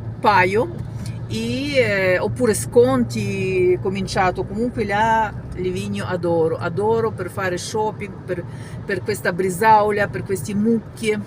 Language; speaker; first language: Italian; non-native, fluent; Ukrainian